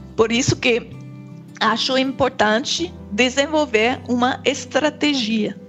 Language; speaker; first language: Portuguese; non-native, fluent; English